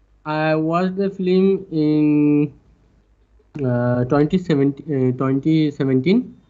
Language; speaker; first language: English; non-native, learner; Bangla